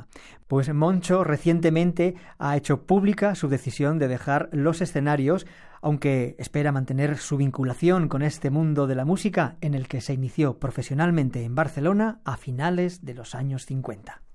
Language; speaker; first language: Spanish; native; Spanish